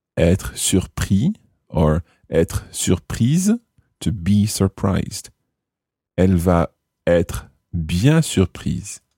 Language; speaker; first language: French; non-native, fluent; English